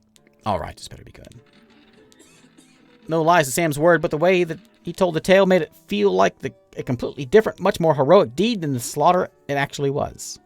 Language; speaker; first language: English; native; English